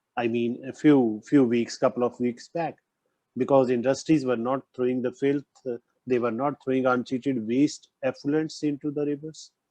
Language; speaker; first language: English; non-native, local second language; Punjabi